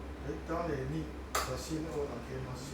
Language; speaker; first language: Japanese; non-native, learner; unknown